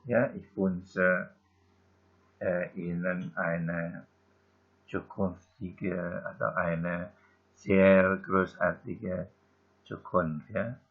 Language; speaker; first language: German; non-native, fluent; Indonesian